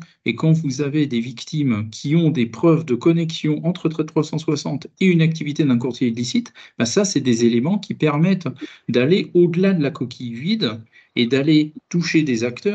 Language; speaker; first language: French; native; French